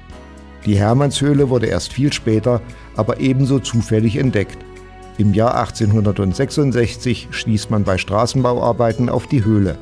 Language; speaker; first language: German; native; German